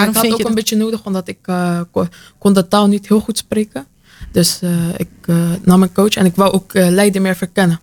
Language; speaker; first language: Dutch; early bilingual, other home language; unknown